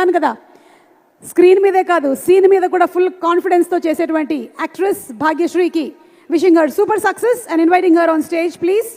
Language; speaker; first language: Telugu; native; Telugu